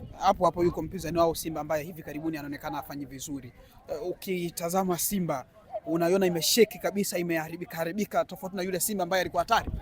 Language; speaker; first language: Swahili; native; Swahili